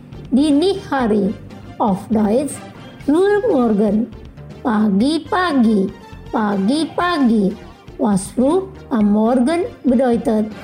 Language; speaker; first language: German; non-native, fluent; Indonesian